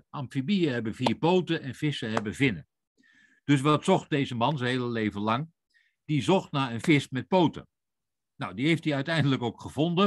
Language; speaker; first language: Dutch; native; Dutch